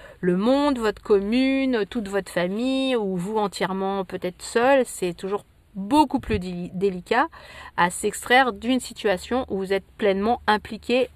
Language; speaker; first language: French; native; French